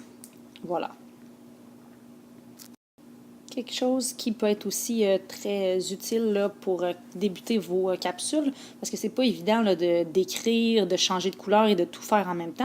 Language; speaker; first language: French; native; French